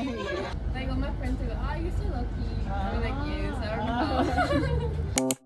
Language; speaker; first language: English; non-native, fluent; Spanish